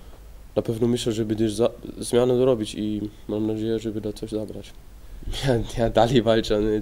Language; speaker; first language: Polish; early bilingual, heritage; Polish